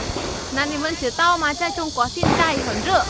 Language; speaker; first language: Chinese; non-native, learner; Khmer